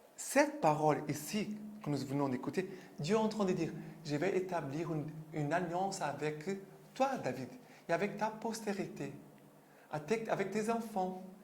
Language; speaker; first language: French; non-native, fluent; Portuguese